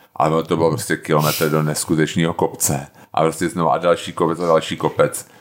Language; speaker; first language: Czech; native; Czech